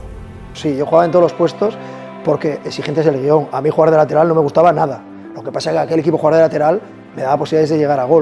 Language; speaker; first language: Spanish; native; Spanish